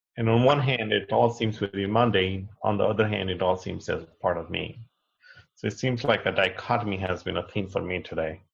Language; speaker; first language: English; non-native, local second language; Hindi